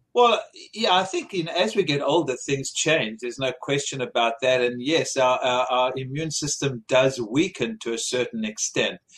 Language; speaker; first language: English; native; English